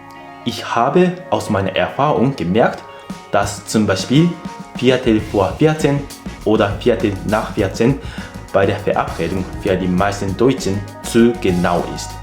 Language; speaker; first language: German; non-native, fluent; Japanese